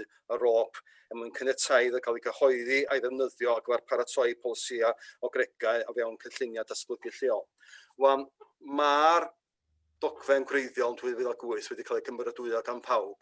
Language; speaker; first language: Welsh; native; Welsh